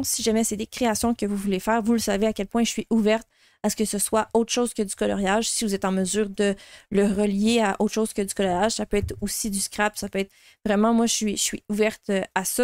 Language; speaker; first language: French; native; French